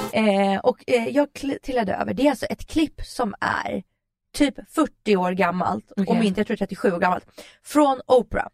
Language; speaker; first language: Swedish; early bilingual, other home language; Russian